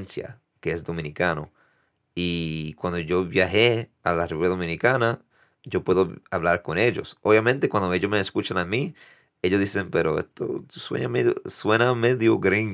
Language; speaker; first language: Spanish; early bilingual, heritage; Spanish